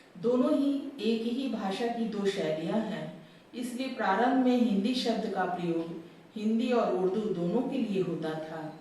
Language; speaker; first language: Hindi; native; Hindi